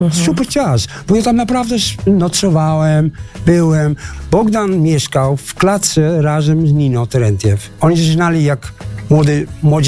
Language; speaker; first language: Polish; non-native, fluent; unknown